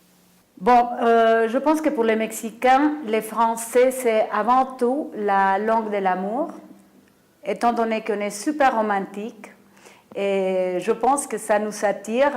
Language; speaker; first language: French; non-native, fluent; Spanish